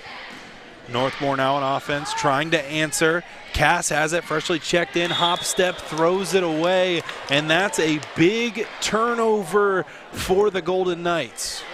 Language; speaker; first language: English; native; English